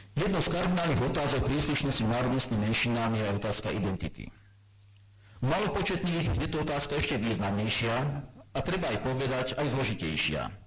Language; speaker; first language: Slovak; non-native, local second language; German